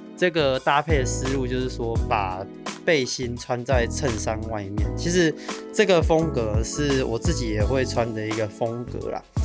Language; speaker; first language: Chinese; native; Chinese